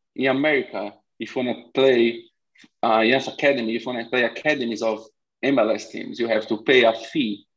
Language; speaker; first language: English; non-native, fluent; Portuguese